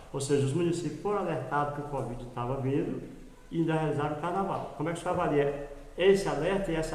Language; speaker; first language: Portuguese; native; Portuguese